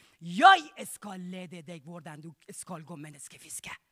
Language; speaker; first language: Norwegian; non-native, learner; Persian